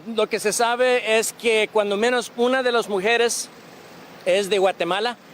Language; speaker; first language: Spanish; early bilingual, other home language; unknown